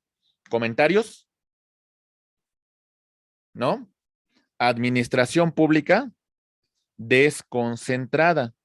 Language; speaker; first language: Spanish; native; Spanish